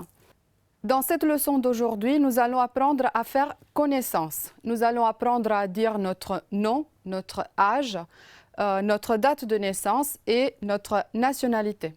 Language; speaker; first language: French; non-native, fluent; Romanian